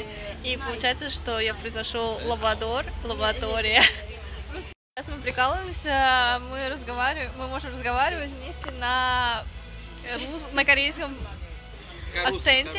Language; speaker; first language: Russian; early bilingual, heritage; Russian